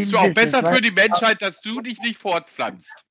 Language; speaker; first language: German; native; German